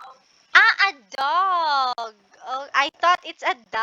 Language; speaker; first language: English; non-native, local second language; Filipino